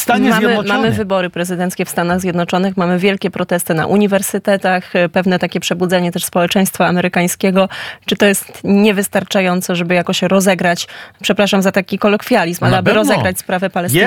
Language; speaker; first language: Polish; native; Polish